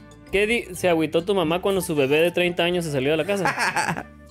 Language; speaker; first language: Spanish; early bilingual, heritage; Spanish